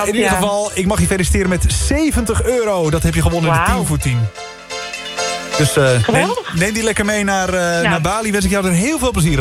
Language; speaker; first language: Dutch; native; Dutch